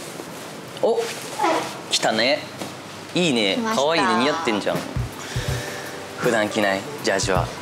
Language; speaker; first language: Japanese; native; Japanese